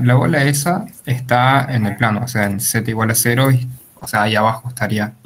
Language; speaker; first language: Spanish; native; Spanish